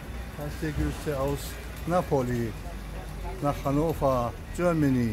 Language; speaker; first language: German; non-native, fluent; Turkish